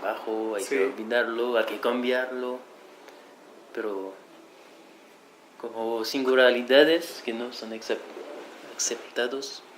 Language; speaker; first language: Spanish; non-native, fluent; French